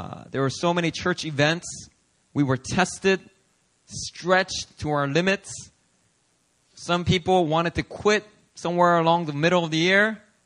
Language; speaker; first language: English; native; English